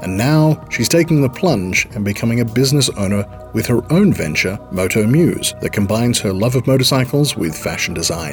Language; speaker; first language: English; native; English